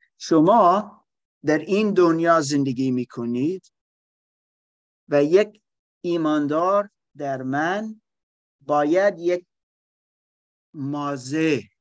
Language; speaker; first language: Persian; non-native, learner; German